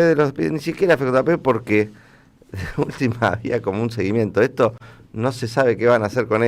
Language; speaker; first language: Spanish; native; Spanish